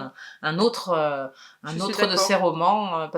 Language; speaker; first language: French; native; French